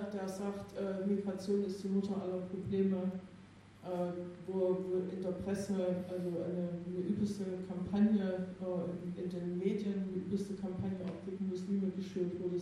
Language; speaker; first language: German; native; German